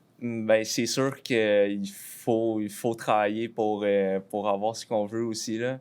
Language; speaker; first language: French; native; French